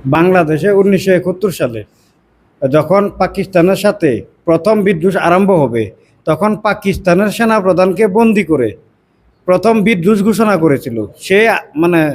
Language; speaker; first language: Bangla; non-native, local second language; Assamese